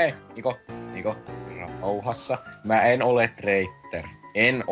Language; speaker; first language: Finnish; native; Finnish